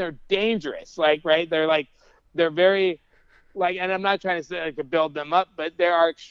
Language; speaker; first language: English; native; English